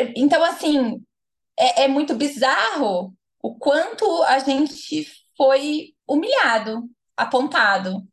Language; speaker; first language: Portuguese; native; Portuguese